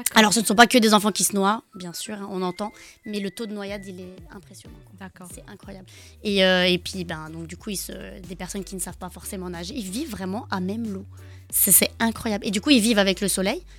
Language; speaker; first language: French; native; French